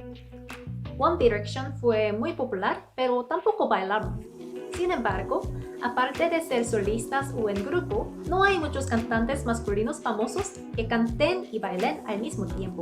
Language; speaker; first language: Spanish; non-native, fluent; Korean